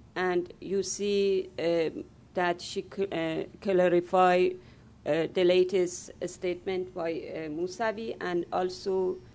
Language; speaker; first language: English; non-native, fluent; Persian